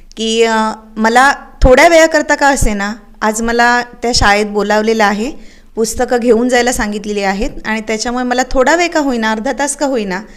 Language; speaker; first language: Marathi; native; Marathi